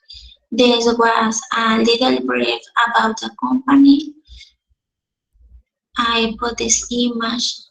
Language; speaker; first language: English; non-native, learner; Spanish